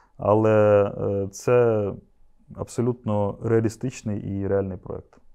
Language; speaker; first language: Ukrainian; native; Ukrainian